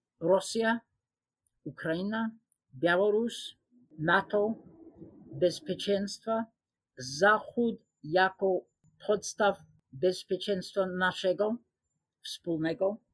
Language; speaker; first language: Polish; non-native, fluent; English